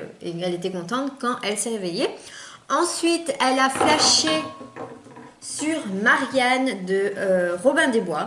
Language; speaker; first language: French; native; French